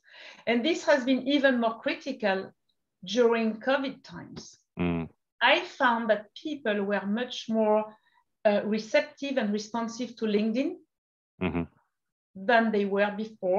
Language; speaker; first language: English; non-native, fluent; French